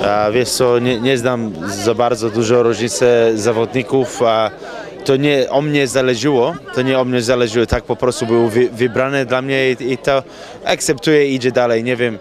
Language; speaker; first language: Polish; early bilingual, heritage; Polish